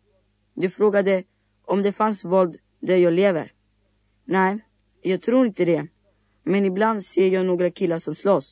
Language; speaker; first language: Swedish; non-native, learner; Greek